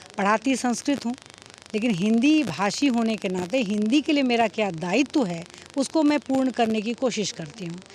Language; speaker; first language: Hindi; native; Hindi